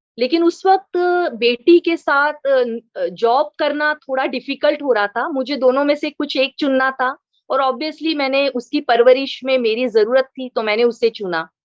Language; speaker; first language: Hindi; non-native, local second language; Marathi